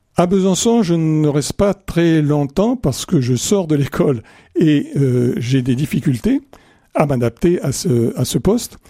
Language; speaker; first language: French; native; French